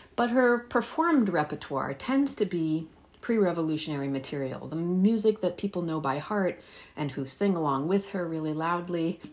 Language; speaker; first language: English; early bilingual, heritage; Persian